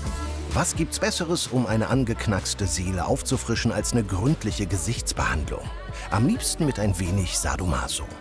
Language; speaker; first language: German; native; German